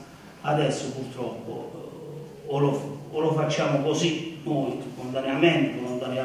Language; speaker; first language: Italian; native; Italian